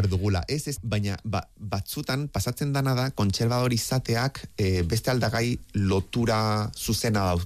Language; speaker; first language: Basque; native; Basque